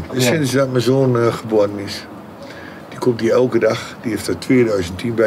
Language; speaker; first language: Dutch; native; Dutch